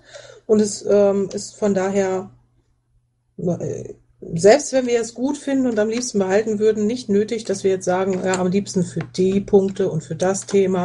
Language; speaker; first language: German; native; German